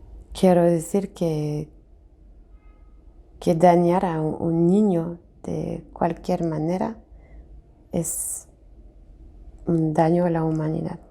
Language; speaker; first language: Spanish; non-native, fluent; French